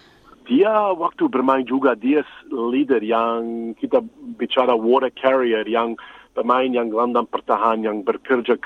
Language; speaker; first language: Indonesian; non-native, fluent; English